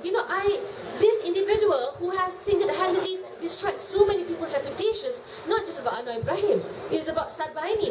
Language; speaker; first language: English; non-native, local second language; Malay